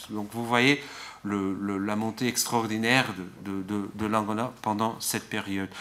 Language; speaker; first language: French; non-native, fluent; Portuguese